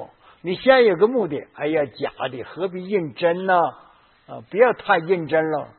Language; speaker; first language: Chinese; native; Chinese